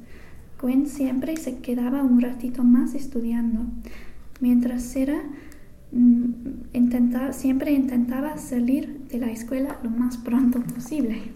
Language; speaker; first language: Spanish; non-native, fluent; English